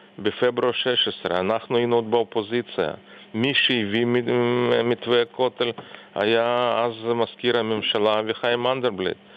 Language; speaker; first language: Hebrew; non-native, fluent; Russian